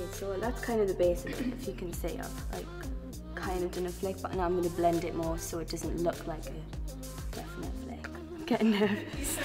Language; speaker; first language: English; native; English